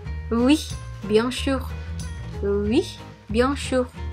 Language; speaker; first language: French; non-native, learner; Indonesian